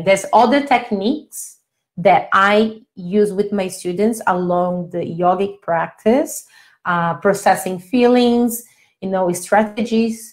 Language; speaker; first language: English; non-native, fluent; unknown